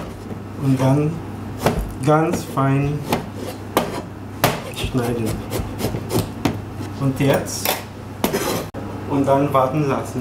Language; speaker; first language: German; non-native, learner; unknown